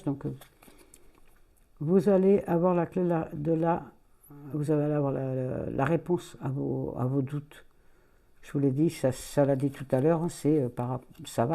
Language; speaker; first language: French; native; French